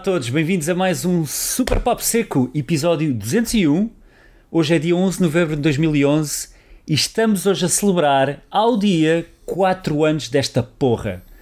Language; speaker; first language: Portuguese; native; Portuguese